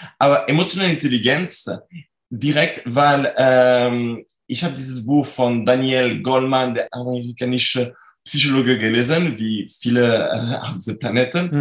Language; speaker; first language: German; non-native, fluent; French